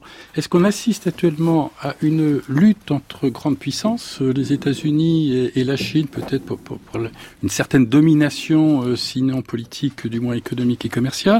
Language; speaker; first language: French; native; French